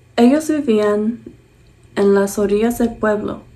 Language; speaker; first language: Spanish; early bilingual, heritage; Spanish